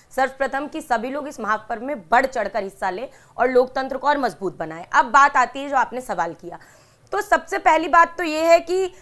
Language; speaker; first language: Hindi; native; Hindi